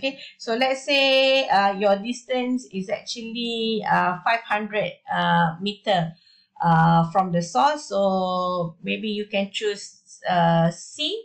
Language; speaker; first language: English; non-native, local second language; Malay